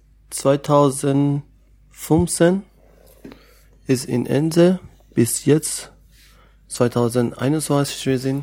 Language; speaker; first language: German; non-native, learner; Persian